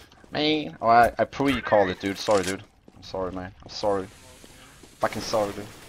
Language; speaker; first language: English; non-native, fluent; Swedish